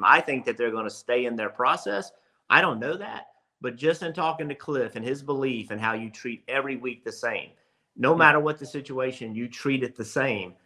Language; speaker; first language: English; native; English